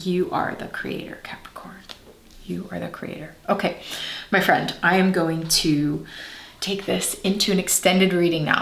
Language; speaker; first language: English; native; English